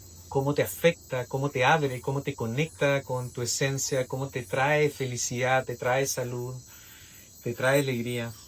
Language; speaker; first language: Spanish; native; Spanish